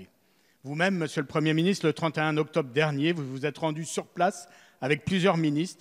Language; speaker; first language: French; native; French